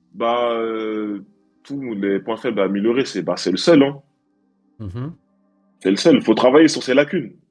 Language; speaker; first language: French; native; French